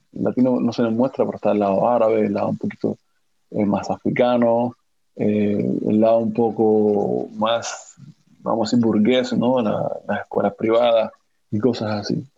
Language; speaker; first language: Spanish; native; Spanish